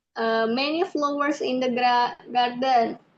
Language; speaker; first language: English; non-native, fluent; Indonesian